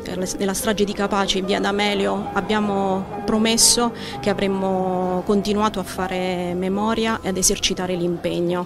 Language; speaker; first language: Italian; native; Italian